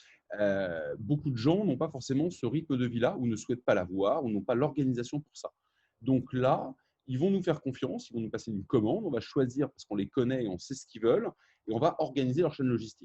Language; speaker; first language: French; native; French